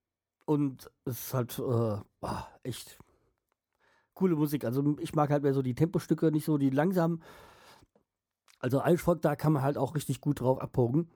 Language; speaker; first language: German; native; German